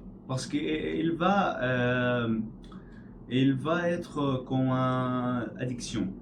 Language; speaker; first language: French; non-native, learner; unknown